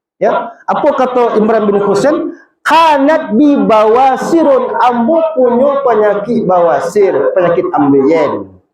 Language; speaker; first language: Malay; non-native, local second language; Minangkabau